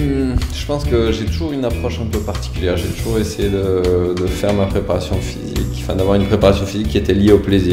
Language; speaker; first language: French; native; French